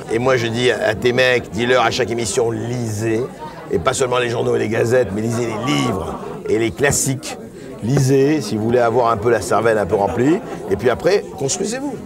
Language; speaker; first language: French; native; French